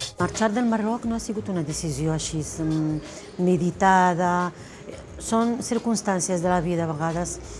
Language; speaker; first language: Catalan; non-native, fluent; Arabic